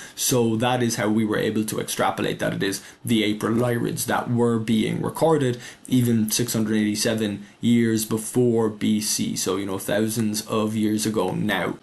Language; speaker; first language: English; native; English